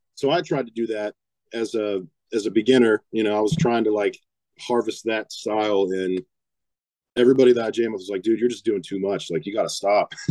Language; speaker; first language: English; native; English